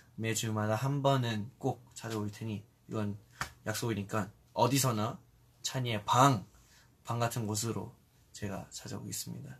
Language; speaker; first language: Korean; early bilingual, heritage; Korean